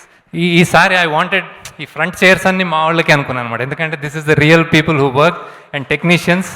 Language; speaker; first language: Telugu; native; Telugu